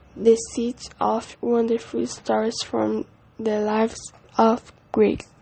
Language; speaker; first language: English; non-native, learner; Portuguese